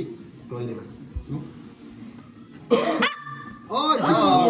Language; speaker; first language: French; native; French